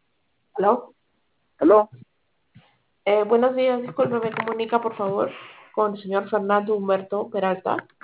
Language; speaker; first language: Spanish; native; Spanish